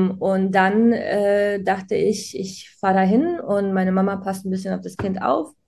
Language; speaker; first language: German; early bilingual, other home language; Croatian